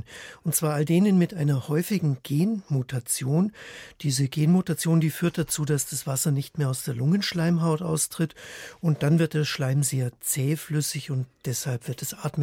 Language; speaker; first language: German; native; German